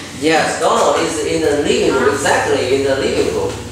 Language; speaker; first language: English; non-native, fluent; Vietnamese